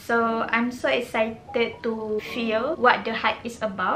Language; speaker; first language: English; non-native, local second language; Malay